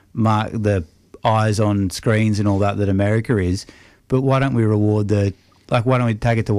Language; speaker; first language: English; native; English